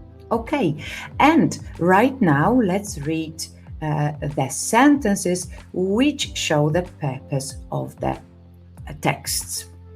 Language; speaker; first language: English; non-native, fluent; Polish